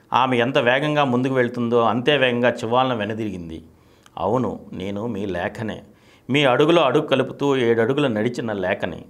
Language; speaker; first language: Telugu; native; Telugu